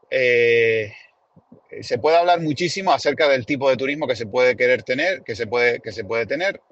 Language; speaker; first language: Spanish; native; Spanish